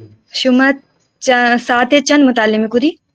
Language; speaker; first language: Persian; non-native, learner; Urdu